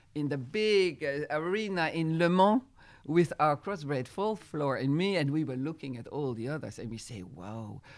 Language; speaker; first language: English; non-native, fluent; Dutch